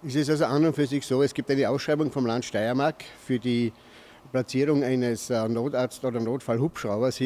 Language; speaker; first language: German; native; German